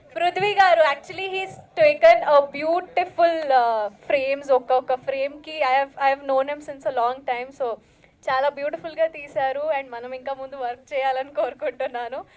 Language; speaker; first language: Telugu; non-native, local second language; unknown